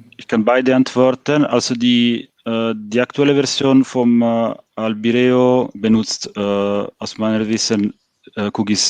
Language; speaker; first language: German; non-native, fluent; French